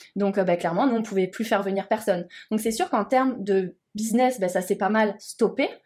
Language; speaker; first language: French; native; French